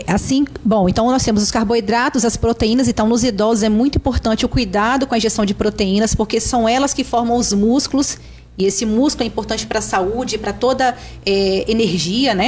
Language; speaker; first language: Portuguese; native; Portuguese